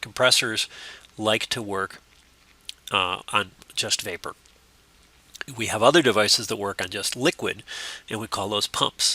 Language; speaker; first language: English; native; English